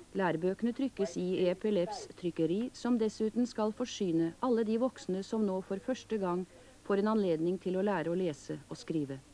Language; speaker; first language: Norwegian; native; Norwegian